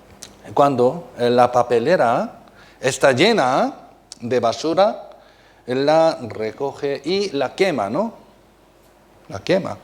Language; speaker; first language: Spanish; non-native, fluent; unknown